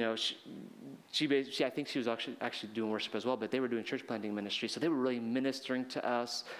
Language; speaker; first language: English; early bilingual, heritage; English